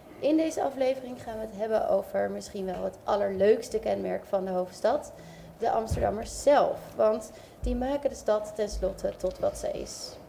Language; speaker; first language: Dutch; native; Dutch